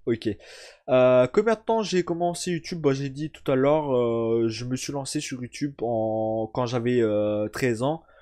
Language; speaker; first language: French; early bilingual, other home language; Turkish